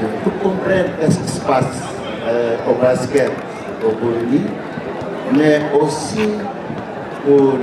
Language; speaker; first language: French; non-native, learner; Portuguese